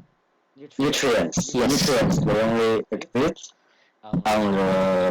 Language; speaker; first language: English; non-native, learner; Chinese